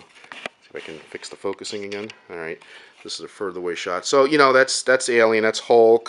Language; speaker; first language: English; native; English